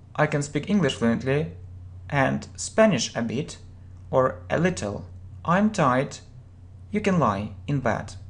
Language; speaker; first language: English; non-native, fluent; Russian